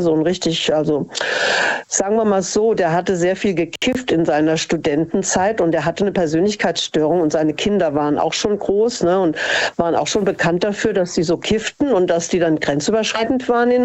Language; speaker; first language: German; native; German